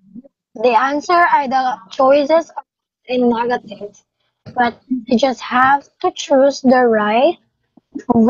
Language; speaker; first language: English; non-native, fluent; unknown